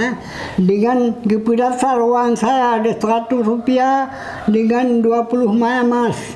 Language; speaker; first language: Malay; non-native, local second language; Achinese